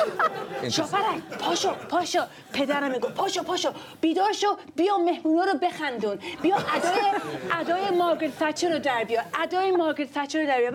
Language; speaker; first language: Persian; early bilingual, other home language; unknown